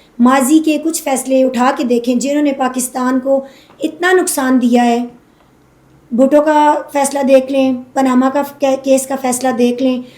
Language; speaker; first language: Urdu; non-native, local second language; Northern Hindko